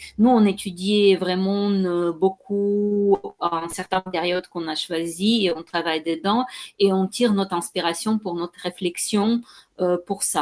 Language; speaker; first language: French; non-native, fluent; Ukrainian